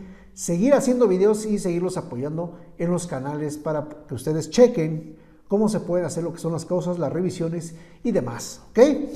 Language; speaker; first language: Spanish; native; Spanish